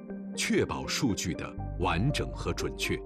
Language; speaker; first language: Chinese; native; Chinese